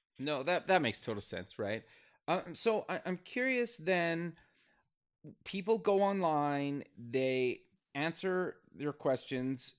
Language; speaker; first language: English; native; English